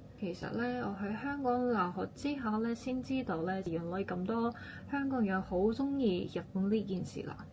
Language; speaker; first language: Cantonese; non-native, fluent; Japanese